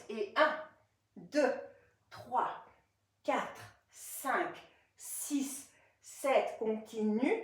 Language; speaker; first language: French; native; French